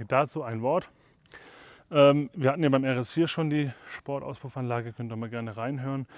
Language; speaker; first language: German; native; German